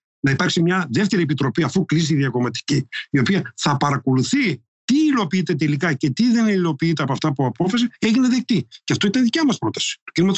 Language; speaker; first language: Greek; non-native, local second language; Turkish